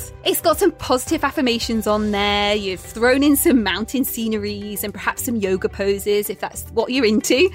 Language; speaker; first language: English; native; English